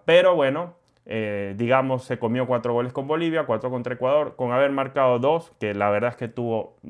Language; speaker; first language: Spanish; native; Spanish